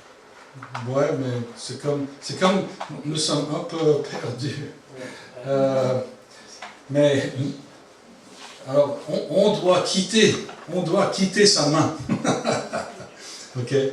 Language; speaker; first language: French; non-native, fluent; English